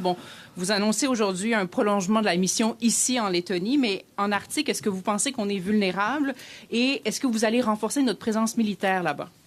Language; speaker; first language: French; native; French